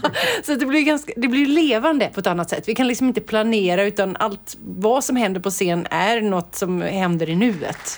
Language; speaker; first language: Swedish; native; Swedish